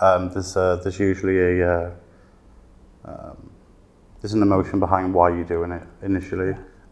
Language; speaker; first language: English; native; English